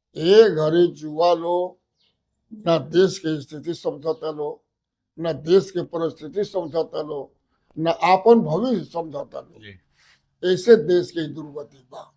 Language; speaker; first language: Bhojpuri; native; Bhojpuri